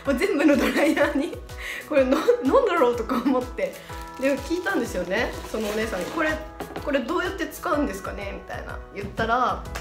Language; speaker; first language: Japanese; native; Japanese